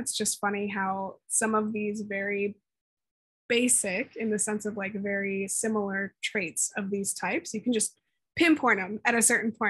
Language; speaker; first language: English; native; English